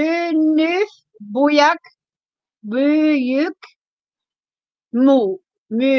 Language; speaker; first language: Turkish; non-native, learner; English